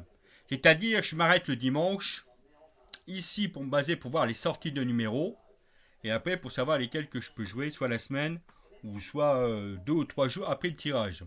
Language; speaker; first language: French; native; French